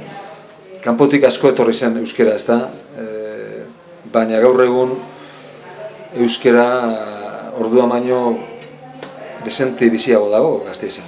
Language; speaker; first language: Basque; non-native, local second language; Spanish